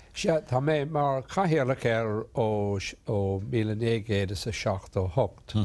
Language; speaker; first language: Irish; non-native, local second language; English